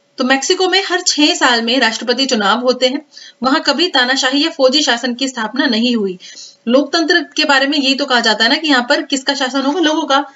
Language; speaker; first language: Hindi; native; Hindi